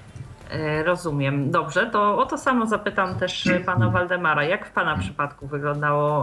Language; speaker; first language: Polish; native; Polish